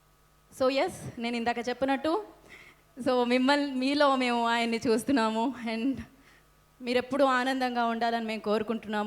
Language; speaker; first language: Telugu; native; Telugu